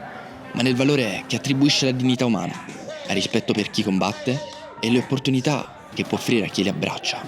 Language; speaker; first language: Italian; native; Italian